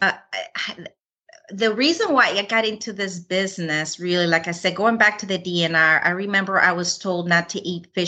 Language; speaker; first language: English; non-native, fluent; Spanish